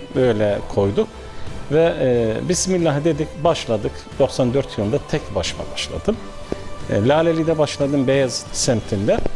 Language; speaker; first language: Turkish; early bilingual, heritage; Arabic